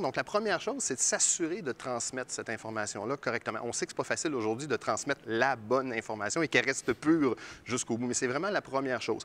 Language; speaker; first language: French; native; French